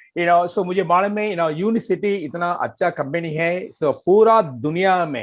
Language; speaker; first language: Hindi; non-native, fluent; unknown